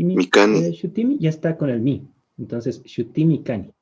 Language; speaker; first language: Spanish; native; Spanish